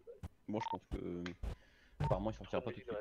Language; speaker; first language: French; native; French